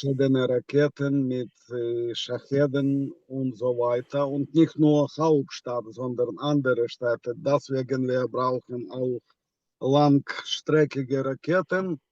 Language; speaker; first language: German; non-native, fluent; Ukrainian